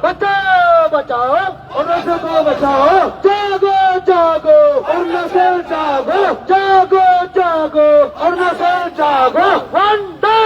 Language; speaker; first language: Hindi; non-native, local second language; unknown